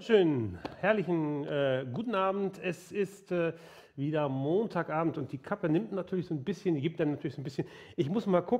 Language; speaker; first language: German; native; German